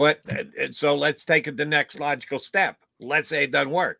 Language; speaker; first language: English; native; English